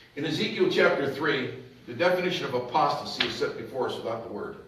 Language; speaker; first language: English; native; English